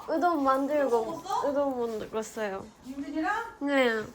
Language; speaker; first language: Korean; non-native, learner; Japanese